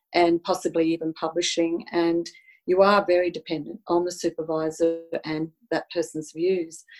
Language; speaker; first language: English; non-native, local second language; Italian